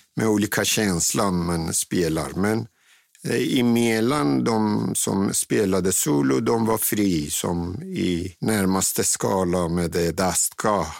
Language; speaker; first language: Swedish; non-native, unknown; Persian